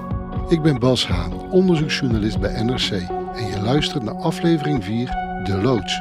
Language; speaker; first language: Dutch; native; Dutch